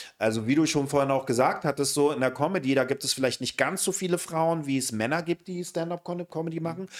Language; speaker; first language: German; native; German